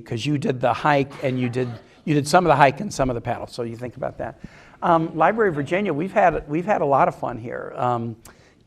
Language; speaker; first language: English; native; English